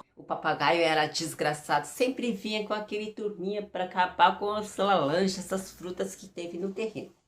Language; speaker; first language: Portuguese; early bilingual, other home language; Japanese